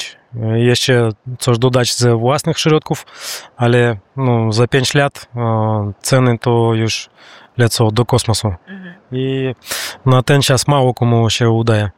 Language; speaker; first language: Polish; non-native, learner; Russian